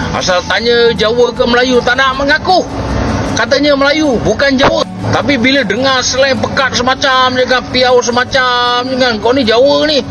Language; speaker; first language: Malay; native; Malay